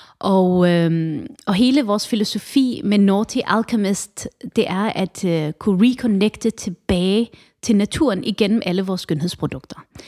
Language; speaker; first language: Danish; early bilingual, other home language; Arabic